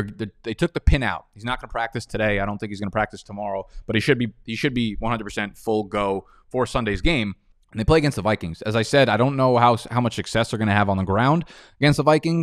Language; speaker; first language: English; native; English